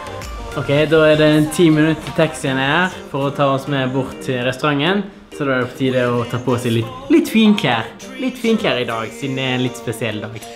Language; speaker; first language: Norwegian; native; Norwegian